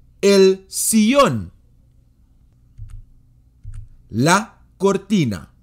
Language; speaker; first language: Spanish; non-native, fluent; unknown